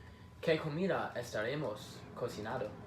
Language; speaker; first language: Spanish; non-native, learner; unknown